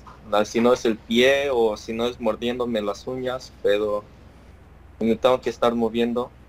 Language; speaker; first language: Spanish; early bilingual, heritage; Spanish